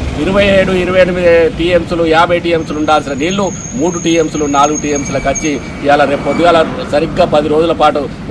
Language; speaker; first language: Telugu; native; Telugu